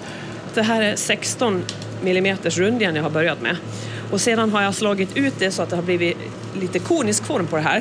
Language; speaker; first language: Swedish; native; Swedish